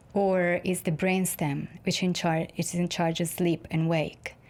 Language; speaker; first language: English; non-native, fluent; Italian